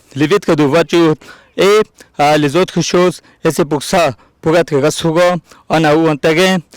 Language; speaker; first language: French; non-native, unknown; Urdu